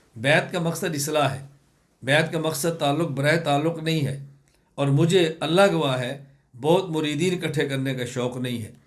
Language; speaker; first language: Urdu; non-native, local second language; Punjabi